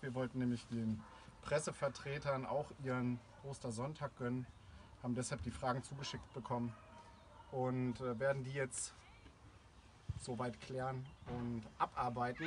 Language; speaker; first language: German; native; German